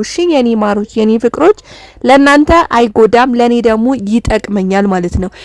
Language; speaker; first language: Amharic; non-native, local second language; Oromo